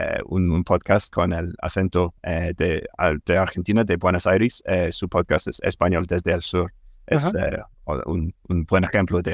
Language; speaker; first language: Spanish; non-native, fluent; English